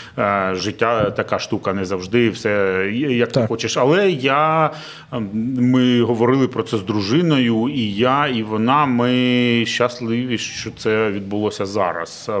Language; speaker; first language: Ukrainian; non-native, local second language; Russian